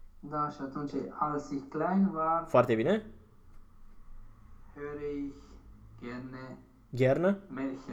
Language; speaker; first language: German; non-native, learner; Romanian